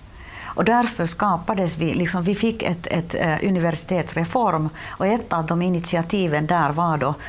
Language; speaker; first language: Swedish; non-native, local second language; Finnish